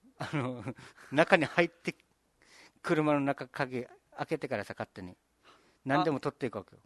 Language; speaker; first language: Japanese; native; Japanese